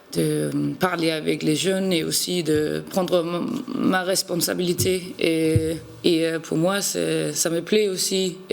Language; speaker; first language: French; non-native, learner; Danish